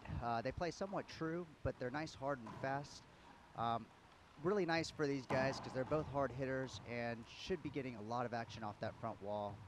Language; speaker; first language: English; native; English